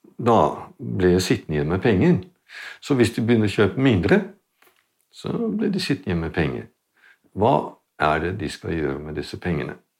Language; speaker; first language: Norwegian; non-native, fluent; Dutch